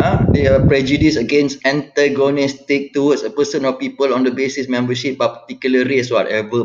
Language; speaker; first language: English; non-native, local second language; Malay